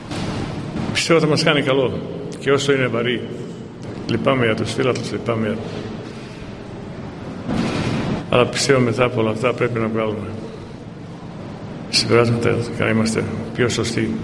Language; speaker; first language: Greek; non-native, fluent; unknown